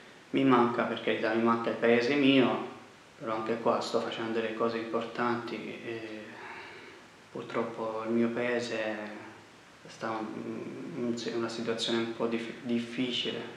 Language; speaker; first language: Italian; non-native, fluent; Arabic